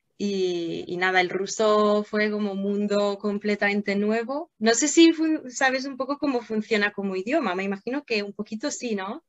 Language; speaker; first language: Spanish; non-native, fluent; Italian